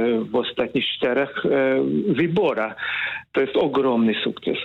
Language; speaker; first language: Polish; non-native, fluent; Hungarian